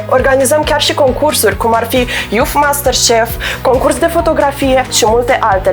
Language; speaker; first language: Romanian; native; Romanian